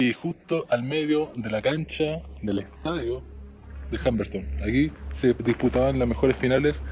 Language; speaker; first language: Spanish; native; Spanish